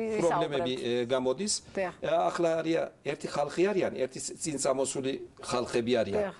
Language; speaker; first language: Georgian; early bilingual, heritage; Turkish